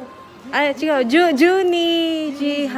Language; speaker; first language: Japanese; non-native, learner; Filipino